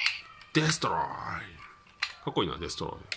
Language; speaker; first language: Japanese; native; Japanese